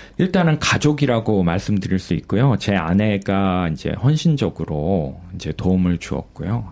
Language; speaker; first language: Korean; native; Korean